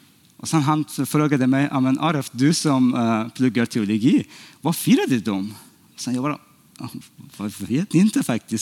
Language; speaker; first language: Swedish; non-native, fluent; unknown